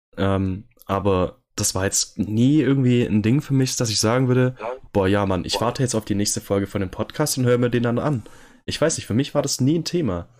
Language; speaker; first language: German; native; German